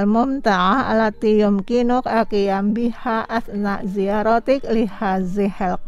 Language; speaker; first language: Arabic; non-native, fluent; Indonesian